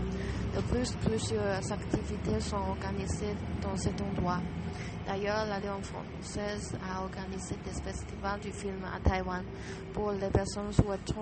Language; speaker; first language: French; non-native, learner; Chinese